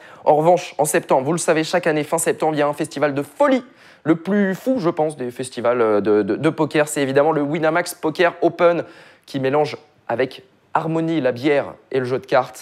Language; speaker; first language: French; native; French